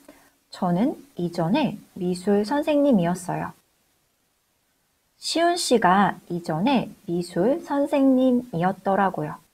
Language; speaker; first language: Korean; non-native, fluent; Chinese